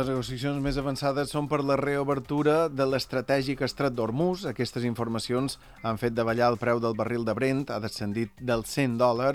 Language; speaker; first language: Catalan; native; Catalan